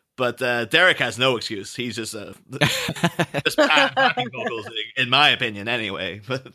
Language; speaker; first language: English; native; English